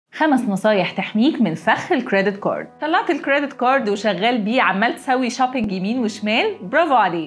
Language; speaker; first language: Arabic; native; Arabic